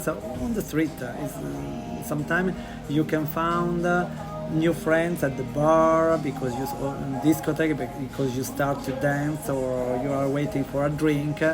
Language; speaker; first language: English; non-native, learner; Italian